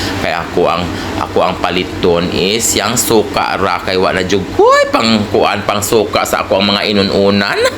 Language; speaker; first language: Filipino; non-native, local second language; Cebuano